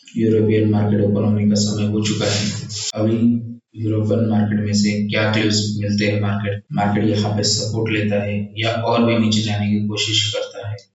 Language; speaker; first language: Hindi; non-native, local second language; Marathi